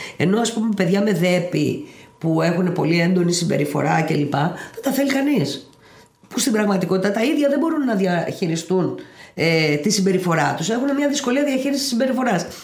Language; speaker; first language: Greek; native; Greek